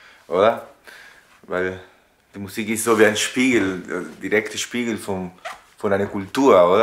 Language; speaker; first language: German; non-native, fluent; Spanish